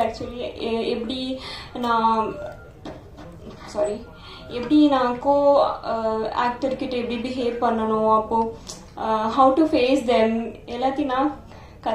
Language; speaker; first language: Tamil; non-native, learner; Bangla